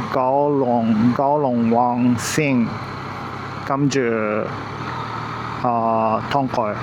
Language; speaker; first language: Chinese; non-native, learner; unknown